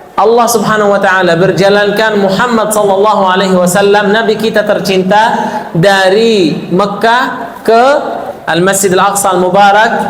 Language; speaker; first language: Indonesian; non-native, fluent; Arabic